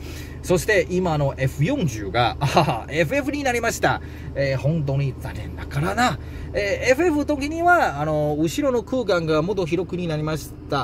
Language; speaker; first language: Japanese; non-native, learner; Chinese